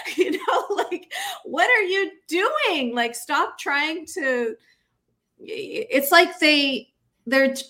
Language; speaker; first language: English; native; English